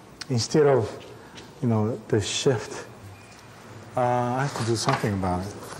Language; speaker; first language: English; non-native, fluent; Japanese